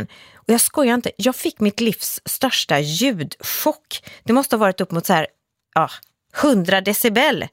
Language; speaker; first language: Swedish; native; Swedish